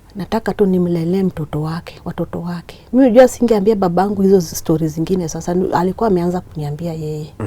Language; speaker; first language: Swahili; non-native, local second language; Luo (Kenya and Tanzania)